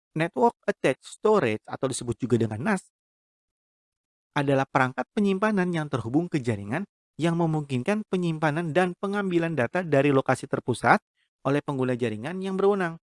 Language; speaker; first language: Indonesian; native; Indonesian